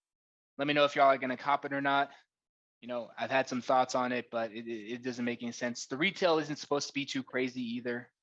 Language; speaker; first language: English; native; English